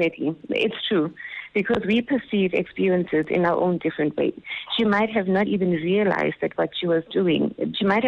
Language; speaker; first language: English; non-native, local second language; Xhosa